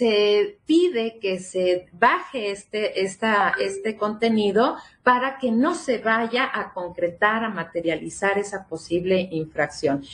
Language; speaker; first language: Spanish; native; Spanish